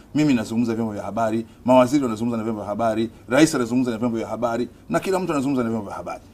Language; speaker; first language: Swahili; native; Swahili